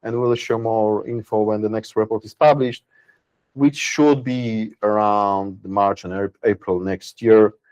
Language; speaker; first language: English; non-native, fluent; Polish